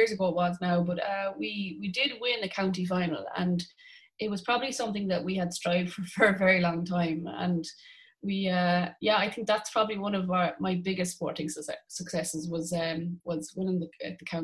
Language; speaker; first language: English; native; English